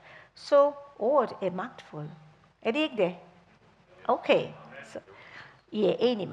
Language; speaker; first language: Danish; non-native, fluent; English